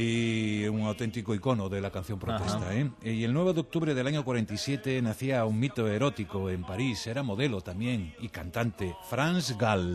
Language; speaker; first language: Spanish; native; Spanish